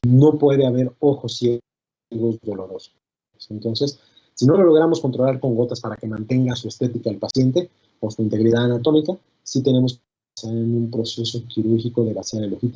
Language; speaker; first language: Spanish; native; Spanish